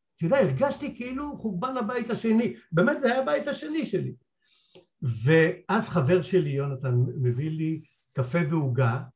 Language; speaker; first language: Hebrew; native; Hebrew